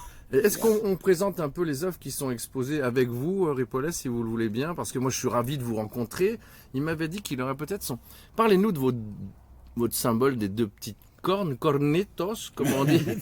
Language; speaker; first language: French; native; French